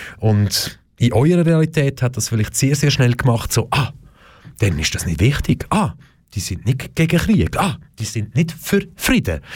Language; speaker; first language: German; early bilingual, other home language; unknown